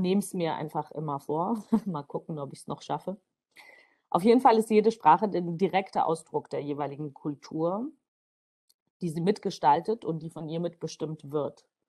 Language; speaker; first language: German; non-native, fluent; Georgian